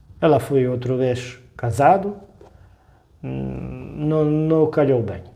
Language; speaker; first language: Portuguese; non-native, learner; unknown